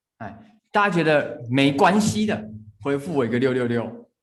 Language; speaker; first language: Chinese; native; Chinese